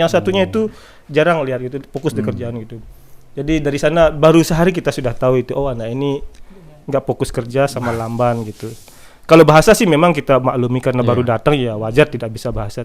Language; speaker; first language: Indonesian; native; Indonesian